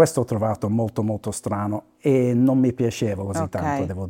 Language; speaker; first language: Italian; non-native, fluent; English